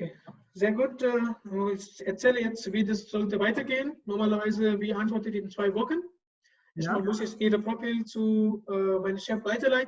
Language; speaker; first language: German; non-native, learner; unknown